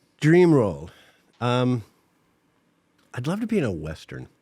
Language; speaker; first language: English; native; English